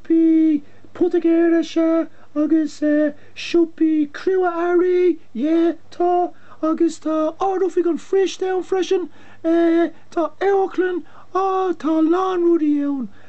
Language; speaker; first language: Irish; non-native, local second language; English